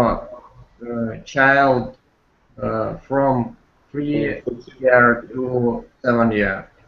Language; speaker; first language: English; non-native, learner; Russian